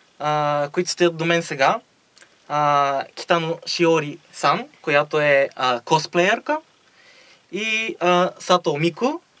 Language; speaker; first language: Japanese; non-native, fluent; Bulgarian